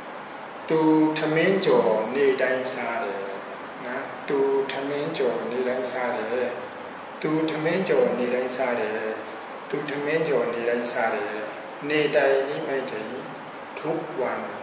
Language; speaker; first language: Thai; non-native, fluent; Burmese